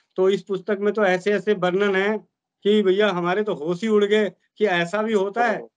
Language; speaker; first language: Hindi; native; Hindi